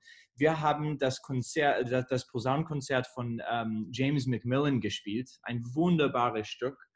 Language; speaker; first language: German; non-native, fluent; English